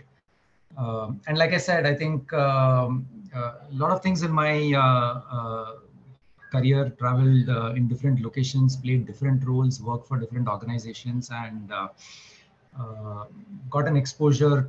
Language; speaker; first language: English; non-native, local second language; Marathi